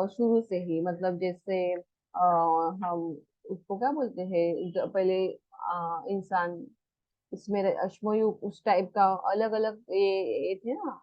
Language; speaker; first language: Hindi; non-native, local second language; Marathi